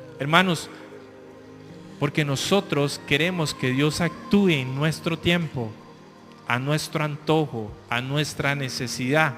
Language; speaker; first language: Spanish; native; Spanish